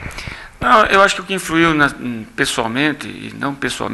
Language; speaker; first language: Portuguese; native; Portuguese